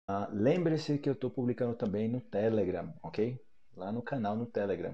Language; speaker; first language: Portuguese; native; Portuguese